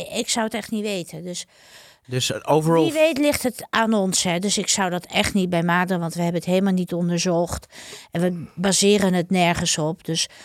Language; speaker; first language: Dutch; early bilingual, other home language; Indonesian